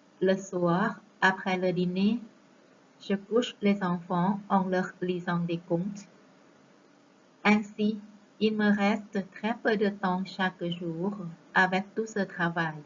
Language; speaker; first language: French; non-native, fluent; Thai